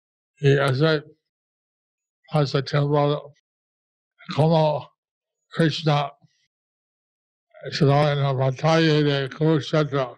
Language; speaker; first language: Spanish; non-native, learner; English